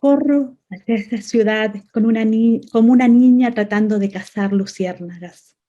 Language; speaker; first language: Spanish; native; Spanish